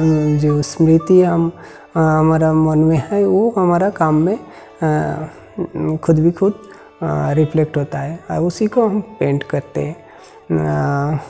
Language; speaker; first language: Hindi; non-native, local second language; Bangla